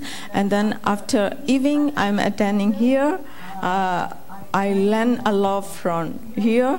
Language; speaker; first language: English; non-native, fluent; Burmese